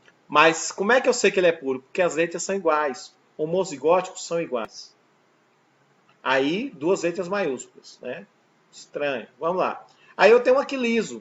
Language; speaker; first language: Portuguese; native; Portuguese